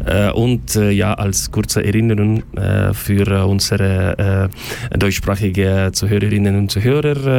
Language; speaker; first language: German; non-native, learner; Ukrainian